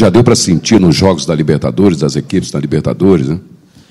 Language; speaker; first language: Portuguese; native; Portuguese